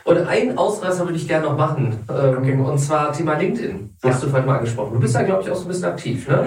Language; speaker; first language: German; native; German